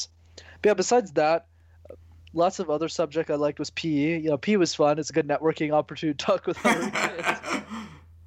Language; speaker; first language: English; native; English